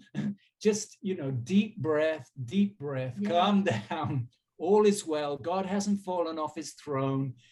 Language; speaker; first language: English; native; English